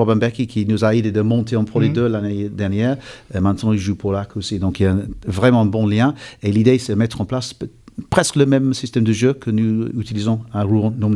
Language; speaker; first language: French; non-native, fluent; English